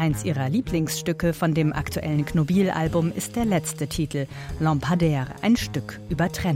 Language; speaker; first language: German; native; German